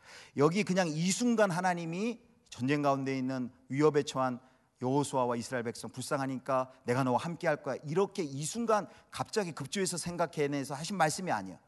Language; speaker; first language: Korean; native; Korean